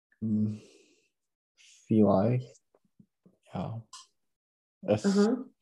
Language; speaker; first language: German; non-native, learner; Czech